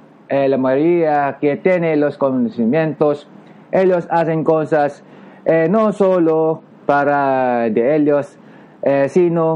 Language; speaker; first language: Spanish; non-native, learner; Japanese